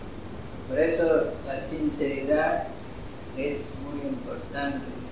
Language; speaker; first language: Spanish; non-native, fluent; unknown